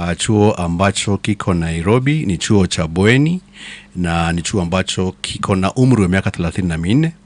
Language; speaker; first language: Swahili; non-native, local second language; Kikuyu